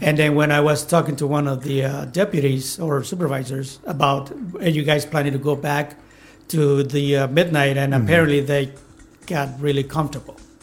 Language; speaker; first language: English; non-native, fluent; Spanish